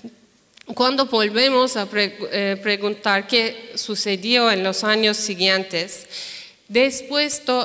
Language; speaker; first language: Spanish; non-native, fluent; Turkish